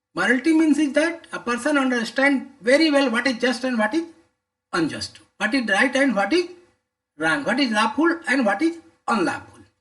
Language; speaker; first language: English; non-native, local second language; Hindi